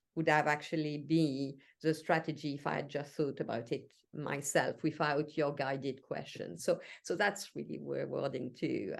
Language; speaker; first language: English; non-native, fluent; French